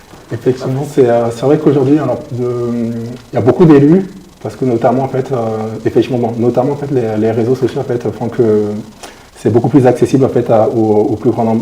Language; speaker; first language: French; native; French